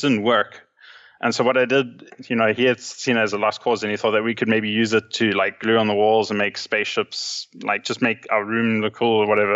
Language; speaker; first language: English; native; English